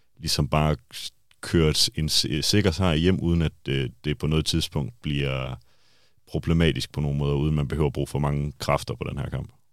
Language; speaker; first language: Danish; native; Danish